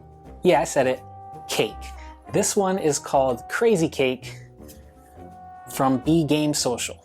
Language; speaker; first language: English; native; English